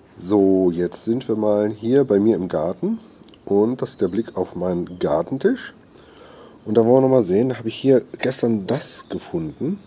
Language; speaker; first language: German; native; German